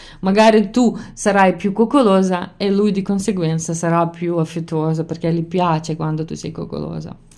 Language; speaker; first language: Italian; non-native, fluent; Lithuanian